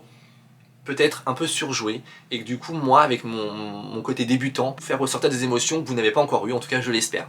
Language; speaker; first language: French; native; French